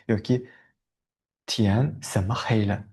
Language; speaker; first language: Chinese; non-native, fluent; Uzbek